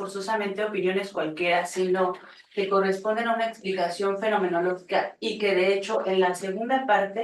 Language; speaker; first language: Spanish; native; Spanish